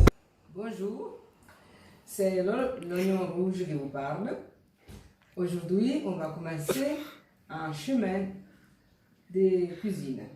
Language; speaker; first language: French; non-native, fluent; Italian